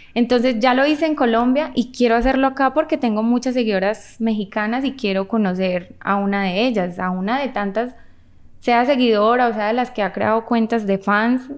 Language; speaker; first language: Spanish; native; Spanish